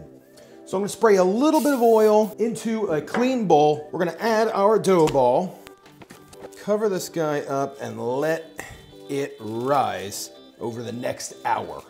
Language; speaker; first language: English; native; English